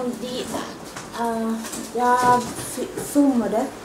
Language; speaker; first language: German; non-native, learner; Thai